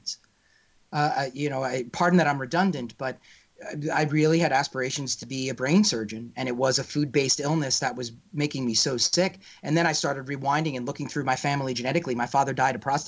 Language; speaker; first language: English; native; English